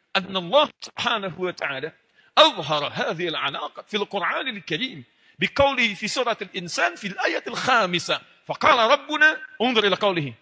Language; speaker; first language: Arabic; non-native, fluent; Indonesian